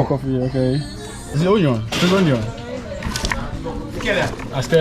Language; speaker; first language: English; native; English